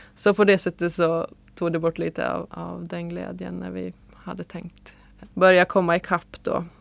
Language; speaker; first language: Swedish; native; Swedish